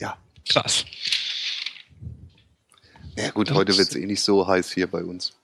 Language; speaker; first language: German; native; German